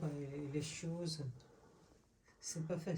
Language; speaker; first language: French; non-native, fluent; Italian